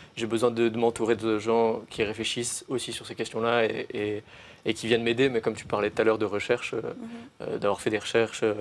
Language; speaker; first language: French; native; French